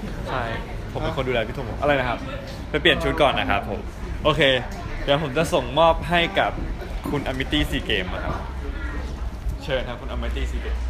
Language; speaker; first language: Thai; native; Thai